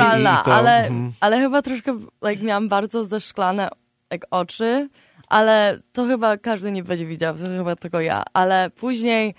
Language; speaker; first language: Polish; early bilingual, heritage; Polish